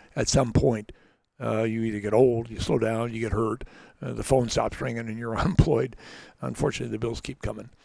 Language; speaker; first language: English; native; English